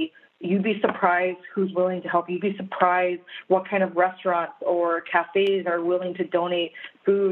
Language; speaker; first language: English; native; English